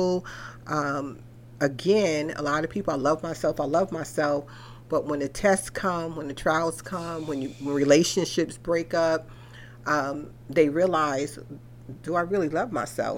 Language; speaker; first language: English; native; English